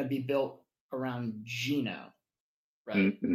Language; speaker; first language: English; native; English